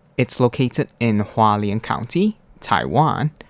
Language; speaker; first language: English; non-native, local second language; Cantonese